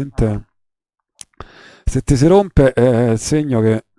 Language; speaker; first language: Italian; native; Italian